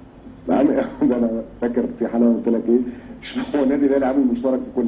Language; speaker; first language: Arabic; native; Arabic